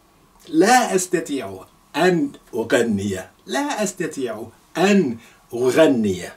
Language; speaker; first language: Arabic; non-native, fluent; Yoruba